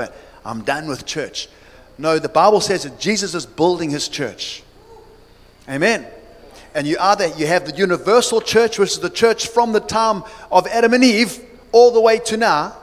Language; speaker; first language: English; native; English